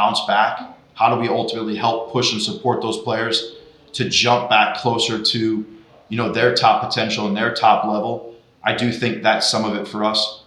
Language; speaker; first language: English; native; English